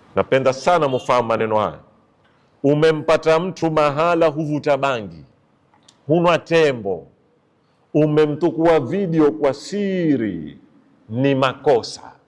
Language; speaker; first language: Swahili; native; Swahili